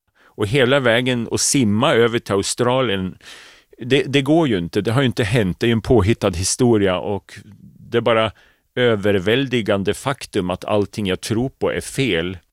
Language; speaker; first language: Swedish; native; Swedish